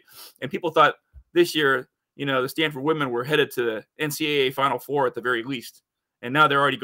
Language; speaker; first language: English; native; English